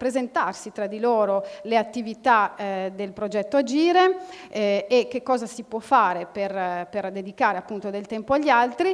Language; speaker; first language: Italian; native; Italian